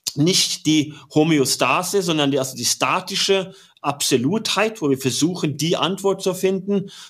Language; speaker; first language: German; non-native, fluent; Norwegian